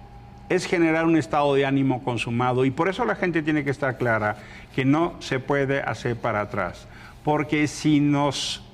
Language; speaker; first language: Spanish; native; Spanish